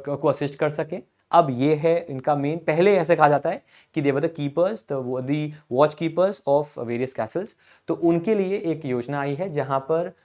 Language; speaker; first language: Hindi; native; Hindi